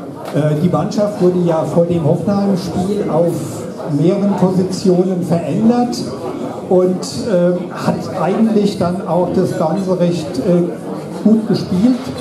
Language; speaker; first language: German; native; German